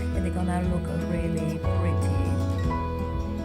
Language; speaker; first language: English; non-native, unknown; Polish